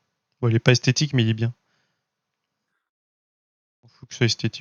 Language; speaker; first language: French; native; French